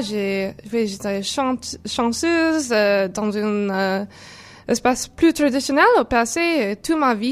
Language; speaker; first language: French; non-native, learner; English